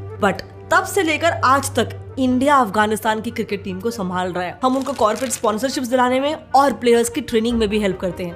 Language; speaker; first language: Hindi; native; Hindi